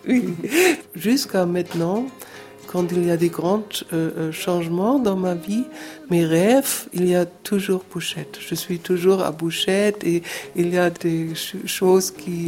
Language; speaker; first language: French; non-native, fluent; German